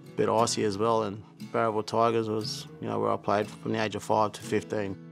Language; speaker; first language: English; native; English